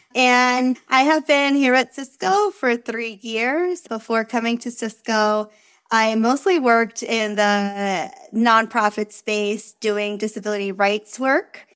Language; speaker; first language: English; early bilingual, other home language; Spanish